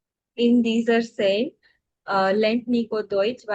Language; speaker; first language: German; non-native, learner; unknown